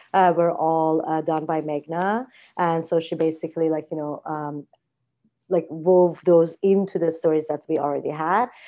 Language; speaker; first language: English; non-native, fluent; Persian